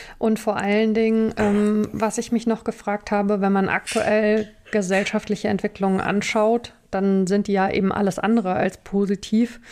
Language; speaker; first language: German; native; German